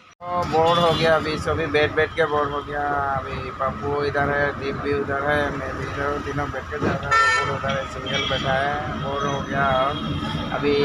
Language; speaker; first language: Hindi; non-native, local second language; Assamese